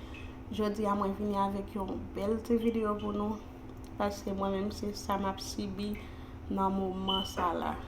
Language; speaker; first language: French; non-native, learner; Haitian Creole